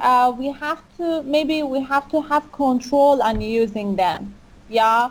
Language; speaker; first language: English; non-native, fluent; Persian